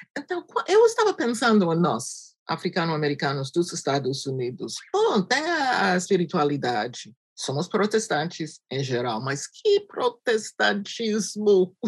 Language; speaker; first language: Portuguese; non-native, fluent; English